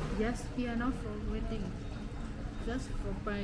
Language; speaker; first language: English; non-native, learner; Vietnamese